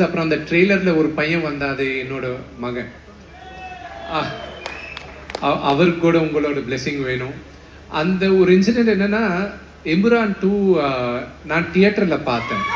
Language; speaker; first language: Tamil; non-native, local second language; Telugu